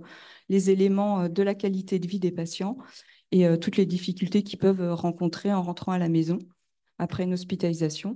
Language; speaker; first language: French; native; French